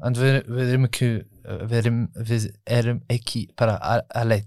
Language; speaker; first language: Icelandic; non-native, learner; French